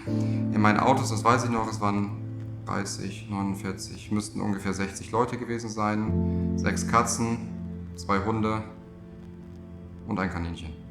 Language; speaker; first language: German; native; German